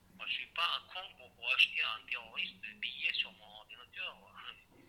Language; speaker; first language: French; non-native, learner; Chechen